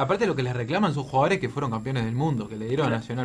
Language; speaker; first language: Spanish; native; Spanish